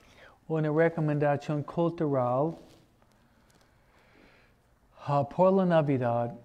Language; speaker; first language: Spanish; non-native, fluent; English